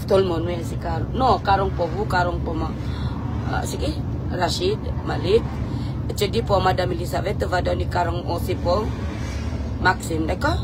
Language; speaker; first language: French; non-native, learner; Filipino